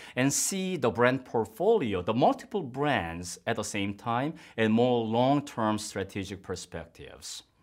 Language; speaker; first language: English; non-native, fluent; Korean